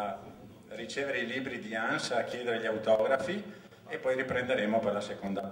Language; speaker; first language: Italian; native; Italian